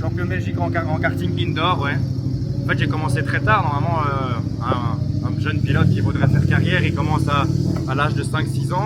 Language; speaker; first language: French; native; French